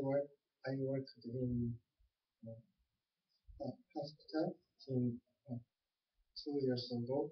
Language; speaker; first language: English; non-native, learner; Korean